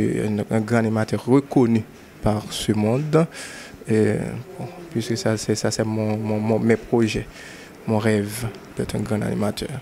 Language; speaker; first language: French; non-native, local second language; Haitian Creole